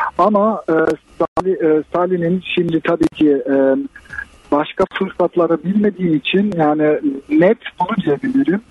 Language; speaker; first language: Turkish; early bilingual, heritage; Turkish